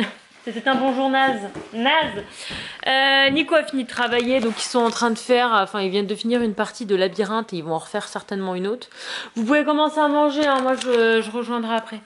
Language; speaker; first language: French; native; French